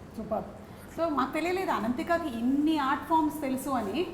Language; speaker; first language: Telugu; native; Telugu